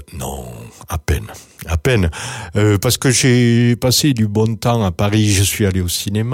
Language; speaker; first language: French; native; French